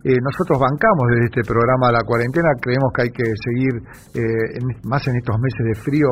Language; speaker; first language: Spanish; native; Spanish